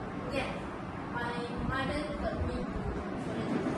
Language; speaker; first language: English; non-native, learner; Malay